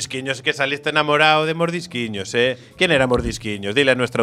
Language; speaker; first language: Spanish; native; Spanish